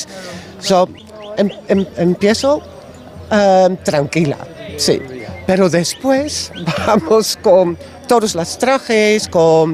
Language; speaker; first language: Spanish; non-native, learner; Dutch